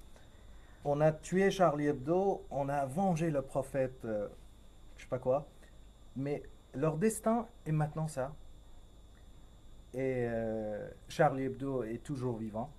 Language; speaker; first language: French; non-native, fluent; Persian